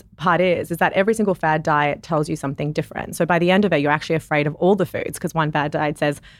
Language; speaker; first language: English; native; English